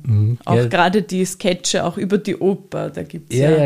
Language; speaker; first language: German; native; German